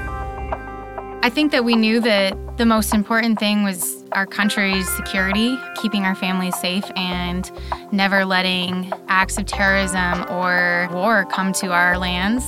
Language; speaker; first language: English; native; English